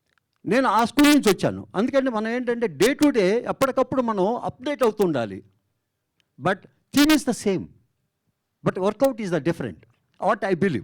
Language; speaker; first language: Telugu; native; Telugu